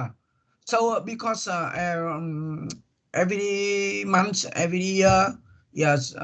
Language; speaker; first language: English; non-native, learner; Vietnamese